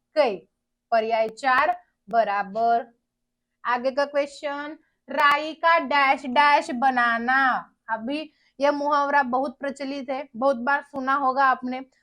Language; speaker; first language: Hindi; non-native, local second language; Marathi